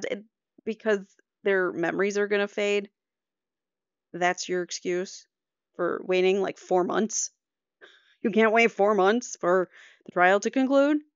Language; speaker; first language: English; native; English